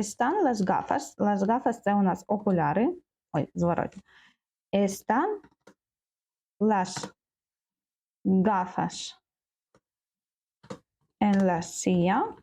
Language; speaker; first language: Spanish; non-native, learner; Ukrainian